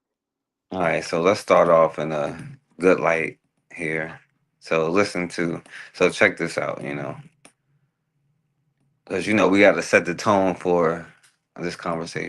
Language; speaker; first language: English; native; English